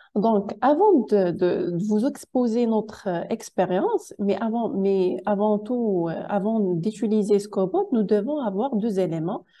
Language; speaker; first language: French; non-native, local second language; Arabic